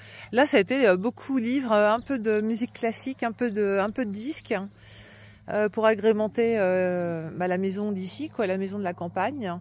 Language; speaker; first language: French; native; French